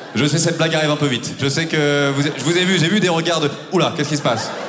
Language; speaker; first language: French; native; French